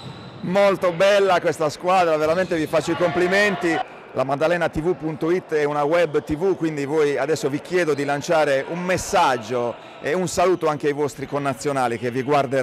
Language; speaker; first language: Italian; native; Italian